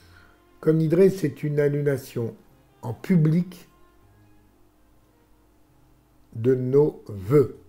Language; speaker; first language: French; native; French